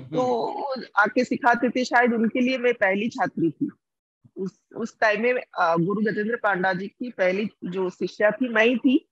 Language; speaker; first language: Hindi; non-native, local second language; Odia